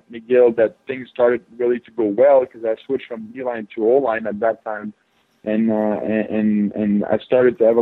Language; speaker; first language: English; non-native, fluent; French